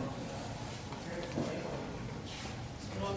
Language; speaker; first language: Spanish; non-native, fluent; Portuguese